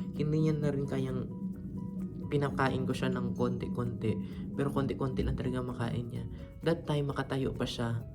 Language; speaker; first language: Filipino; non-native, local second language; Cebuano